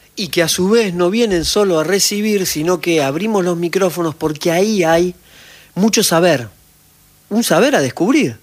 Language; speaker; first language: Spanish; native; Spanish